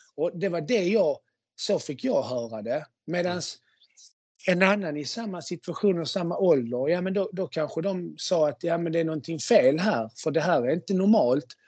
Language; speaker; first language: Swedish; native; Swedish